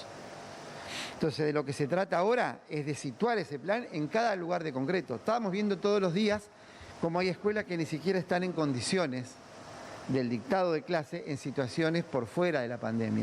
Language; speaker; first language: Spanish; native; Spanish